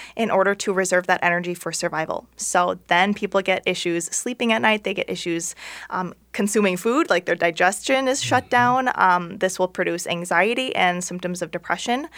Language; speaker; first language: English; native; English